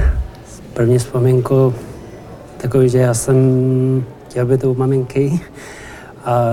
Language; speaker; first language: Czech; non-native, learner; Tibetan